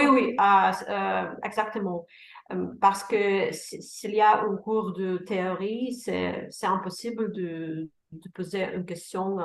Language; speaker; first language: French; non-native, learner; Russian